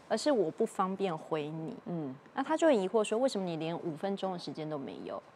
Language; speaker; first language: Chinese; native; Chinese